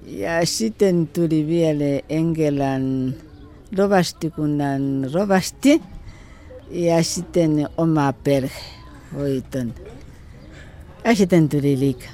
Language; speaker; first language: Finnish; non-native, fluent; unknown